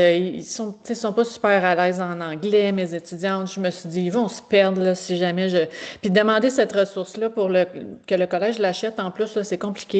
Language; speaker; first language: French; native; French